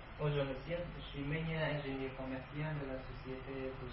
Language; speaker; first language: French; non-native, learner; Vietnamese